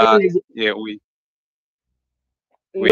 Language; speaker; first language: French; non-native, learner; Swahili